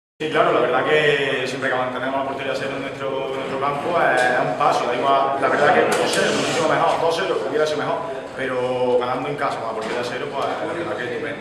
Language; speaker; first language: Spanish; native; Spanish